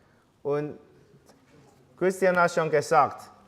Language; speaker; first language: German; non-native, learner; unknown